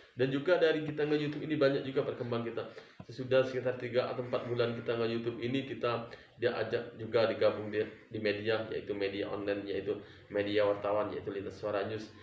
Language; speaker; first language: Indonesian; non-native, local second language; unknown